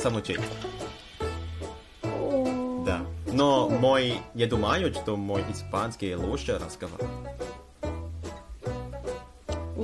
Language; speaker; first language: Russian; non-native, learner; Indonesian